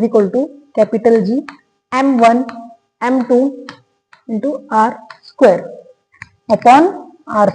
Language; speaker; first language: English; non-native, local second language; Marathi